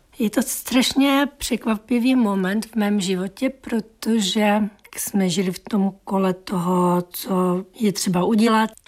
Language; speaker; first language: Czech; native; Czech